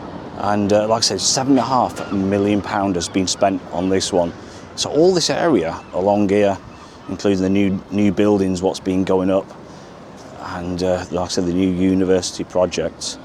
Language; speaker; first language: English; native; English